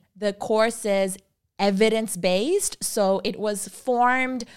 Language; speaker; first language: English; non-native, local second language; Urdu